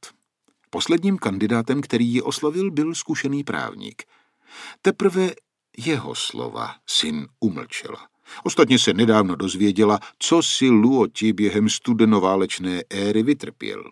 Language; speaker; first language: Czech; native; Czech